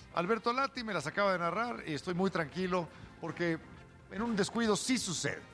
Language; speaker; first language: Spanish; native; Spanish